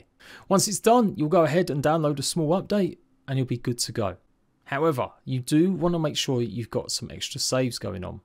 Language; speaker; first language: English; native; English